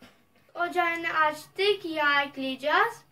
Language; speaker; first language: Turkish; non-native, learner; Urdu